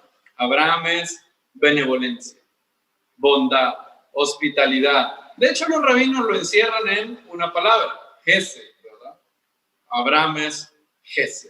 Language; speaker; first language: Spanish; native; Spanish